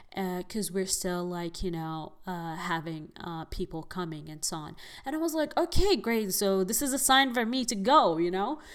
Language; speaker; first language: English; non-native, fluent; Arabic